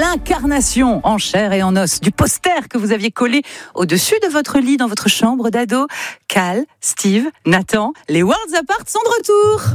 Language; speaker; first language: French; native; French